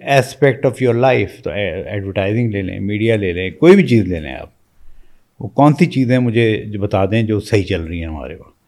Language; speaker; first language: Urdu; native; Urdu